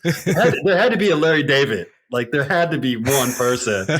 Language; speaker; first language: English; native; English